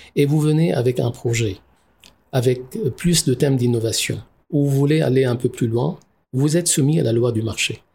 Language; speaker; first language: French; non-native, local second language; Arabic